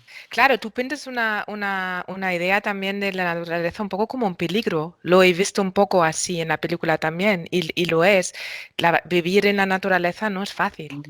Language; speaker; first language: Spanish; non-native, fluent; German